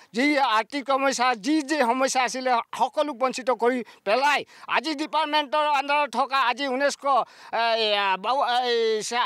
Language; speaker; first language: Assamese; native; Assamese